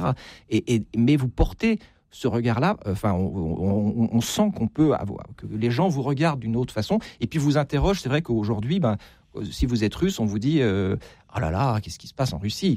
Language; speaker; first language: French; native; French